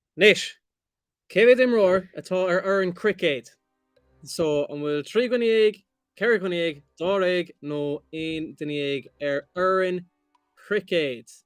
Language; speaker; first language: Irish; non-native, local second language; English